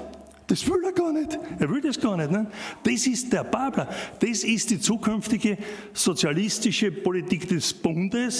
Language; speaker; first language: German; native; German